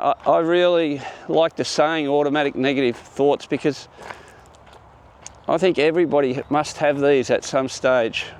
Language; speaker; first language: English; native; English